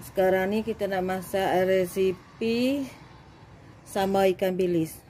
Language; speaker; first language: Malay; native; Malay